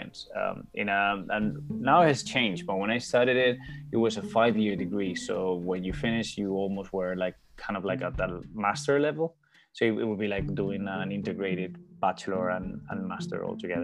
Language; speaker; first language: English; non-native, fluent; Spanish